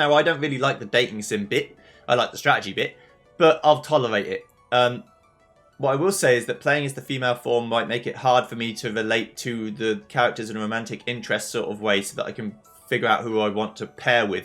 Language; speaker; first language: English; native; English